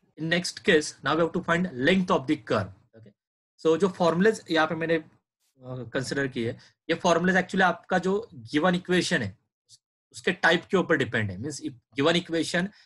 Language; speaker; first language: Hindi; non-native, local second language; Marathi